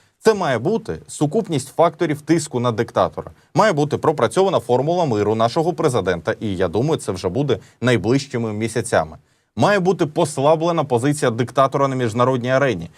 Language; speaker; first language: Ukrainian; native; Ukrainian